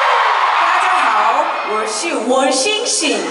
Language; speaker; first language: Chinese; non-native, learner; Korean